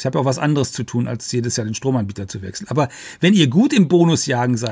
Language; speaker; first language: German; native; German